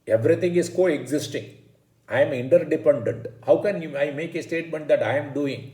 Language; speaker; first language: English; non-native, local second language; Tamil